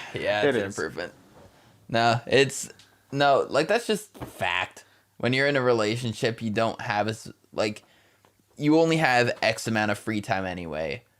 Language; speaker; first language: English; native; English